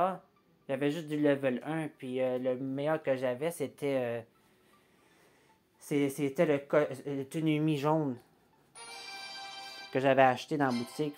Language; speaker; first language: French; native; French